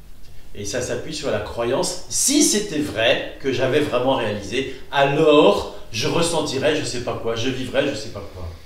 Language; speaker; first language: French; native; French